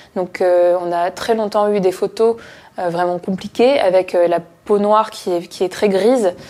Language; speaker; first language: French; native; French